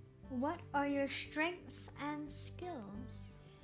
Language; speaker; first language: English; early bilingual, heritage; English